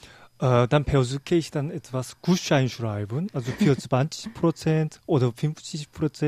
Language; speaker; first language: German; non-native, learner; Korean